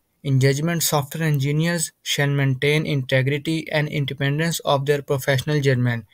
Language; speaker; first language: English; non-native, local second language; Urdu